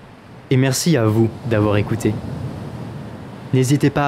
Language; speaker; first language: French; native; French